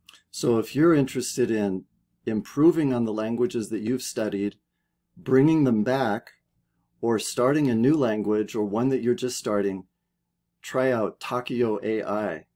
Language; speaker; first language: English; native; English